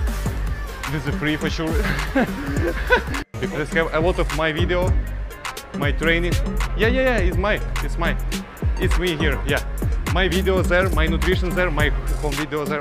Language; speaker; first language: English; non-native, learner; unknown